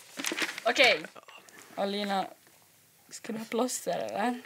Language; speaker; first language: Swedish; native; Swedish